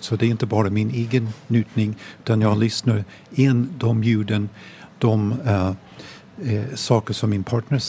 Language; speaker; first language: Swedish; non-native, fluent; English